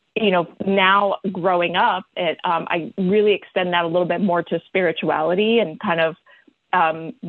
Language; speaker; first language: English; early bilingual, other home language; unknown